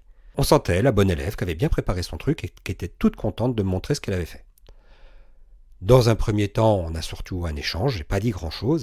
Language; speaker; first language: French; native; French